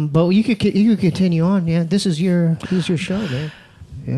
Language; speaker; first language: English; native; English